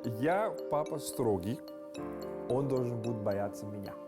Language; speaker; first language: Russian; non-native, learner; Hindi